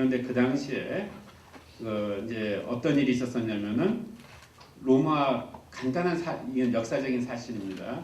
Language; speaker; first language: Korean; native; Korean